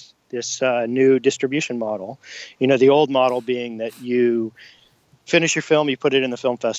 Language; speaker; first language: English; native; English